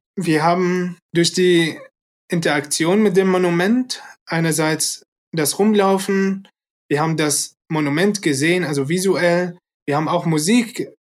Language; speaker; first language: German; early bilingual, other home language; Arabic